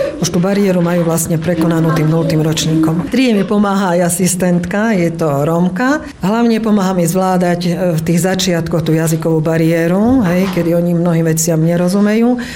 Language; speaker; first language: Slovak; native; Slovak